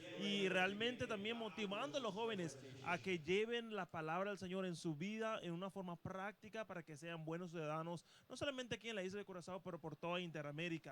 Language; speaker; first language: Spanish; native; Spanish